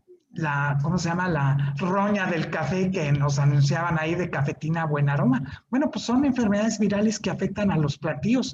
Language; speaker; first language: Spanish; native; Spanish